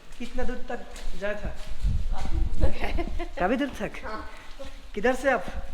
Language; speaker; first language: Hindi; non-native, learner; Bangla